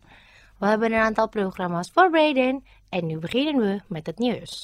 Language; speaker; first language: Dutch; non-native, fluent; Indonesian